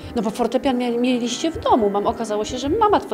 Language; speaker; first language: Polish; native; Polish